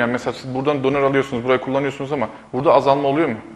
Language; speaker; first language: Turkish; native; Turkish